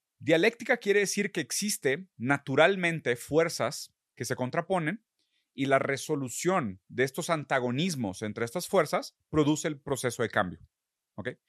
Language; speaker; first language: Spanish; early bilingual, other home language; Portuguese